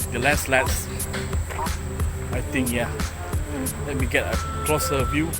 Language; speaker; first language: English; non-native, local second language; Malay